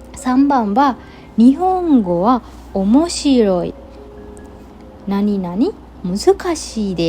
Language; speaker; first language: Japanese; non-native, fluent; Sinhala